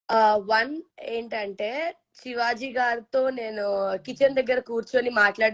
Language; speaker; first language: Telugu; native; Telugu